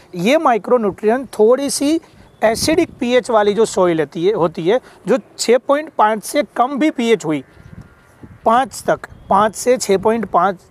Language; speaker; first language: Hindi; non-native, local second language; Gujarati